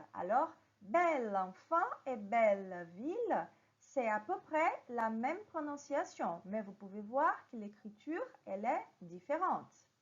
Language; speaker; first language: French; non-native, fluent; Portuguese